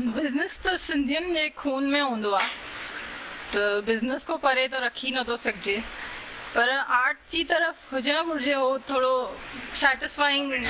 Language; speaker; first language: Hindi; non-native, local second language; Sindhi